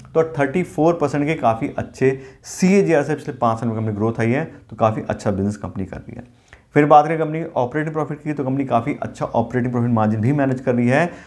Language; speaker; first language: Hindi; native; Hindi